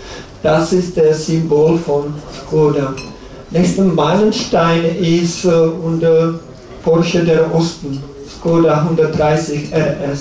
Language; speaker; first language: German; non-native, learner; Czech